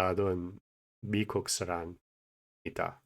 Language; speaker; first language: Korean; non-native, learner; English